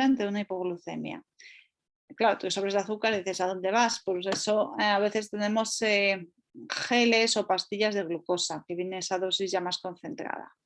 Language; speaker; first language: Spanish; native; Spanish